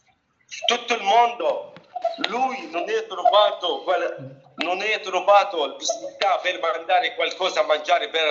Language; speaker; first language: Italian; non-native, learner; Arabic